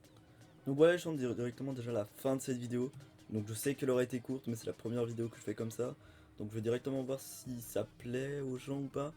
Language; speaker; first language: French; native; French